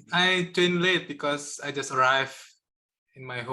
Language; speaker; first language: English; non-native, learner; Indonesian